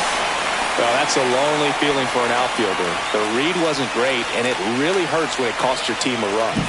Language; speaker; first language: English; native; English